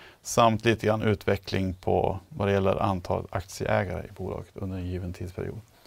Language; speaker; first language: Swedish; native; Swedish